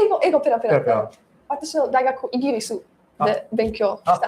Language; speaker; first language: Japanese; non-native, learner; Slovak